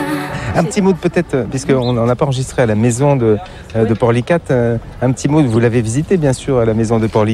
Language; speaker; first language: French; native; French